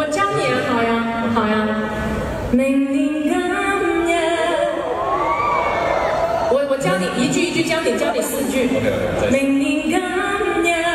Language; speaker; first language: Chinese; non-native, local second language; Cantonese